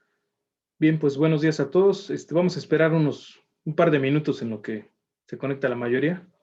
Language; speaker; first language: Spanish; native; Spanish